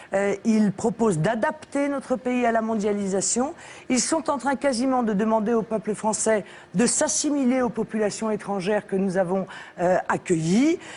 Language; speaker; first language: French; native; French